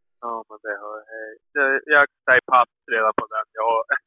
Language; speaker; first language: Swedish; native; Swedish